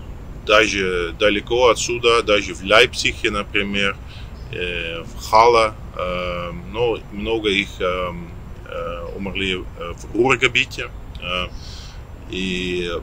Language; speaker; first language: Russian; non-native, learner; Dutch